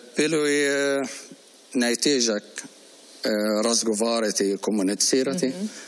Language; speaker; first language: Serbian; non-native, learner; Arabic